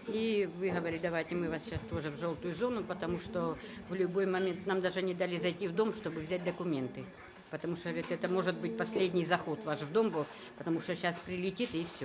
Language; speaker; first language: Russian; native; Russian